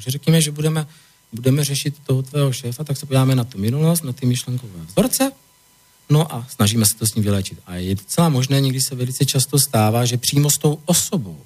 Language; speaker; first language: Czech; native; Czech